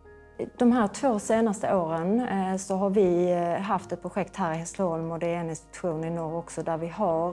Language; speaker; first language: Swedish; native; Swedish